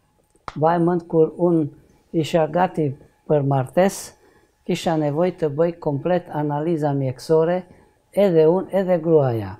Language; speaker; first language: Albanian; non-native, learner; Hungarian